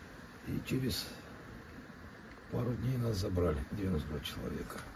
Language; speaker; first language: Russian; native; Russian